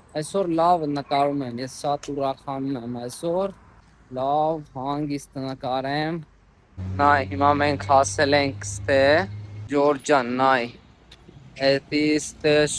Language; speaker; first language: Armenian; non-native, learner; Hindi